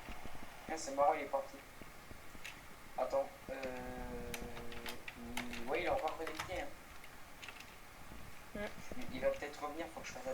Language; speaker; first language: French; native; French